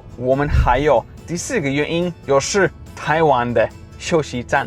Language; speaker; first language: Chinese; non-native, fluent; Swedish